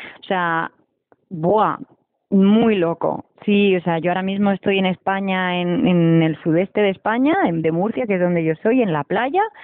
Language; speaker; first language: Spanish; native; Spanish